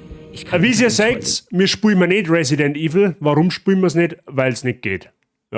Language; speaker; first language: German; native; German